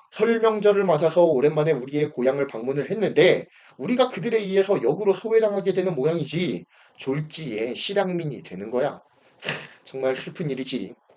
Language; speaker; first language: Korean; native; Korean